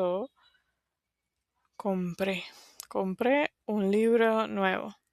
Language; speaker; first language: Spanish; non-native, fluent; English